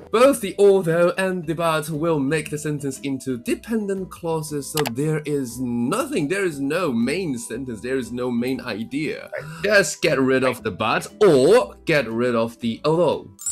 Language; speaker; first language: English; non-native, fluent; Chinese